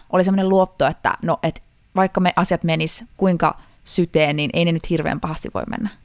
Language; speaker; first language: Finnish; native; Finnish